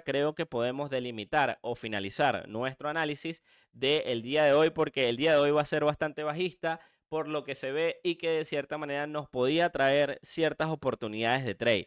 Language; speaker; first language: Spanish; native; Spanish